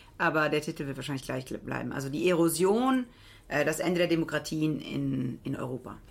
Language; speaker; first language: German; early bilingual, heritage; Italian